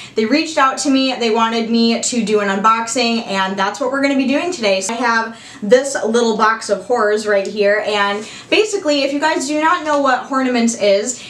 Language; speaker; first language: English; native; English